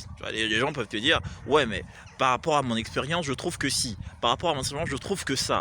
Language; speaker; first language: French; native; French